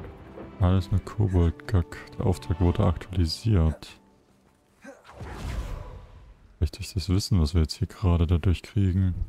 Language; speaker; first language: German; native; German